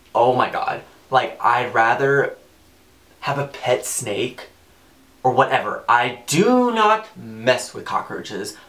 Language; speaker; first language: English; native; English